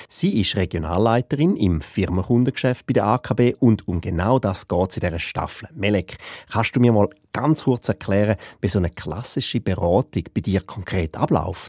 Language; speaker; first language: German; native; German